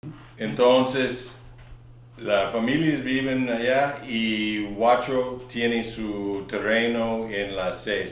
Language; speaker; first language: Spanish; non-native, learner; English